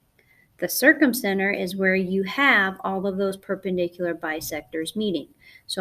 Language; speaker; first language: English; native; English